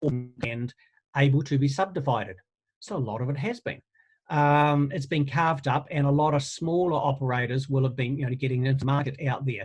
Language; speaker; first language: English; native; English